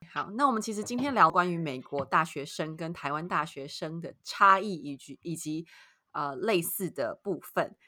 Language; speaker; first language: Chinese; native; Chinese